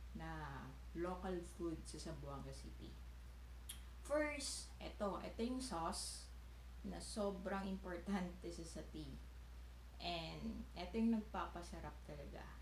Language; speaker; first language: Filipino; non-native, local second language; Chavacano